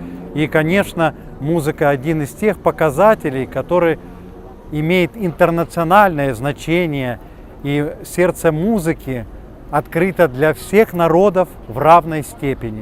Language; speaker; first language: Russian; native; Russian